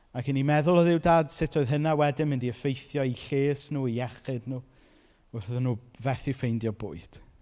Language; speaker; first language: Welsh; native; Welsh